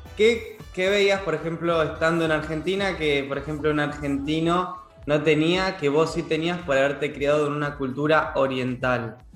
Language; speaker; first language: Spanish; native; Spanish